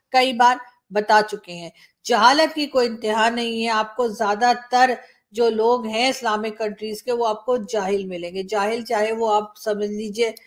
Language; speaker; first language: Urdu; native; Urdu